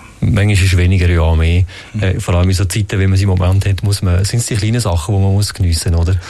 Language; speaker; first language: German; native; German